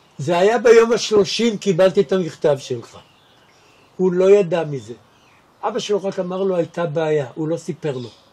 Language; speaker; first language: Hebrew; native; Hebrew